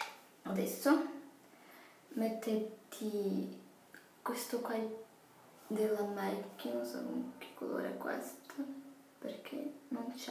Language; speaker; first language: Italian; non-native, fluent; Portuguese